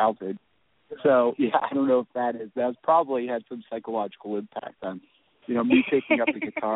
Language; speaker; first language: English; native; English